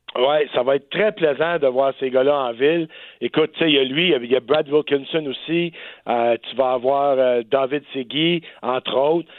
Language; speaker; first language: French; native; French